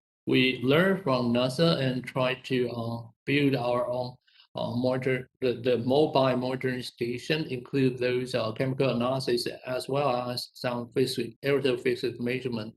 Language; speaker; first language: English; non-native, fluent; Chinese